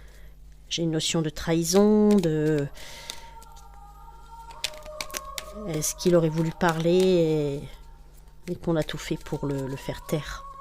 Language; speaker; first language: French; native; French